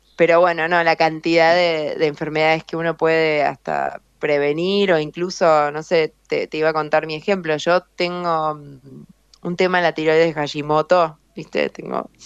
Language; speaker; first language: Spanish; native; Spanish